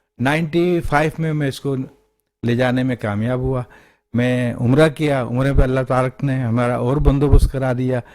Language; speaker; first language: Urdu; native; Urdu